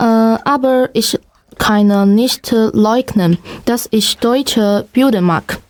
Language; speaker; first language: German; non-native, learner; Chinese